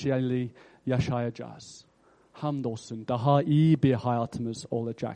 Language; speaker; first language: Turkish; non-native, fluent; English